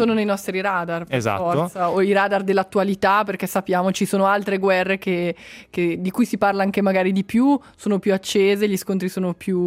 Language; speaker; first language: Italian; native; Italian